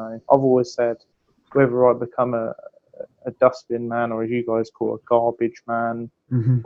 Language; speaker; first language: English; native; English